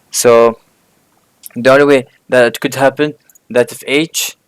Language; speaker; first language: English; non-native, fluent; Arabic